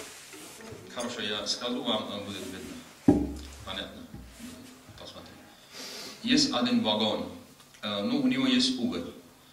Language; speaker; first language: Russian; non-native, learner; Hindi